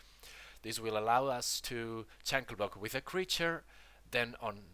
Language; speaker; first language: English; non-native, fluent; Spanish